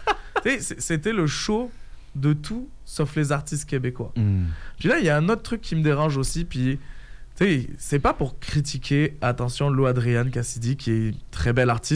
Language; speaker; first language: French; native; French